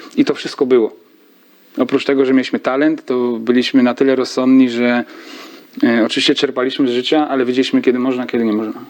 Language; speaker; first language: Polish; native; Polish